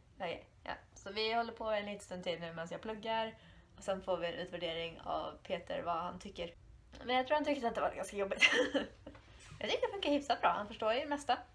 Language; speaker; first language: Swedish; native; Swedish